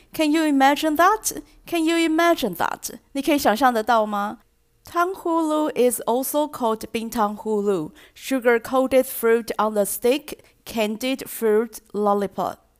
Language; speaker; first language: English; non-native, fluent; Chinese